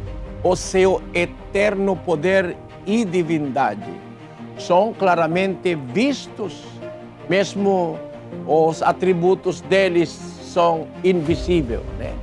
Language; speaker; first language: Portuguese; non-native, learner; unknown